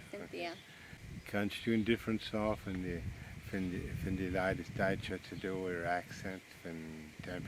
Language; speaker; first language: German; early bilingual, heritage; Pennsylvania German